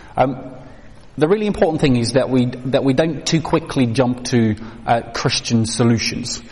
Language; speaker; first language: English; non-native, fluent; Dutch